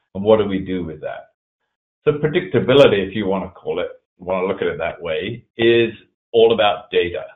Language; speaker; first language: English; native; English